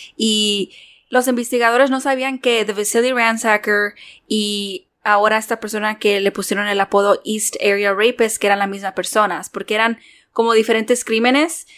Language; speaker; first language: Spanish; early bilingual, heritage; Spanish